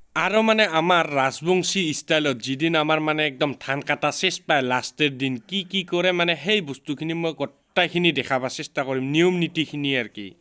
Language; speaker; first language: Assamese; non-native, local second language; Rangpuri